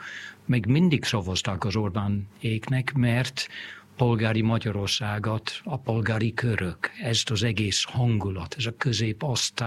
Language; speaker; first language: Hungarian; non-native, fluent; English